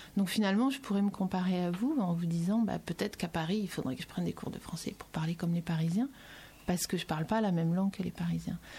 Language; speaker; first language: French; native; French